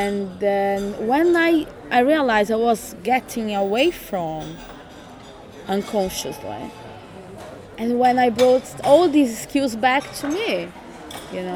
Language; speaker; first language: English; non-native, fluent; Portuguese